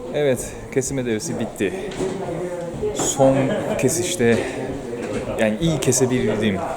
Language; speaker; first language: Turkish; non-native, fluent; Japanese